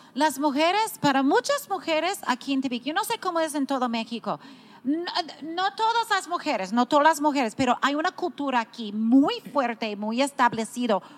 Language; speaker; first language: Spanish; non-native, fluent; English